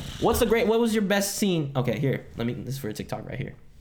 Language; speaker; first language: English; non-native, local second language; Filipino